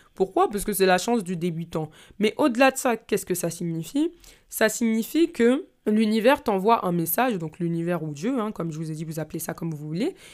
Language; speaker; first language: French; native; French